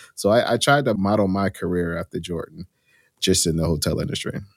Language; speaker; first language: English; native; English